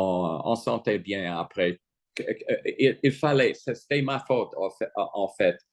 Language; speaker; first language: French; non-native, fluent; English